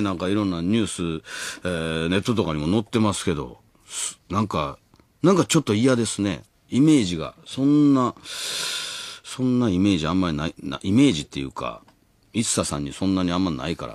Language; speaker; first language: Japanese; native; Japanese